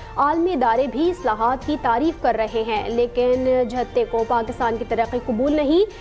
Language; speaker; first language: Urdu; native; Urdu